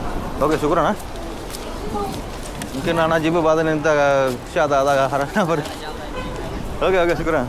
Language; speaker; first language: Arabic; non-native, learner; Tamil